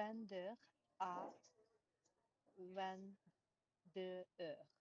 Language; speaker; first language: French; non-native, learner; Chinese